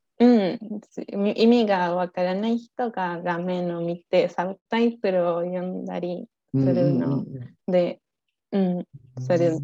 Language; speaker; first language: Japanese; non-native, learner; Spanish